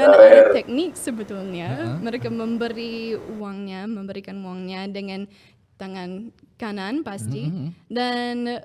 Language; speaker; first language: Indonesian; non-native, fluent; English